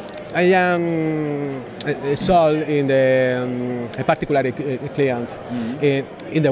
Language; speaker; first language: English; non-native, learner; Spanish